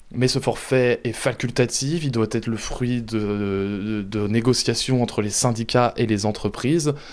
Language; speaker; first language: French; native; French